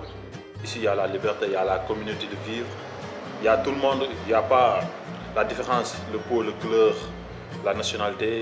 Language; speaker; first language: French; non-native, learner; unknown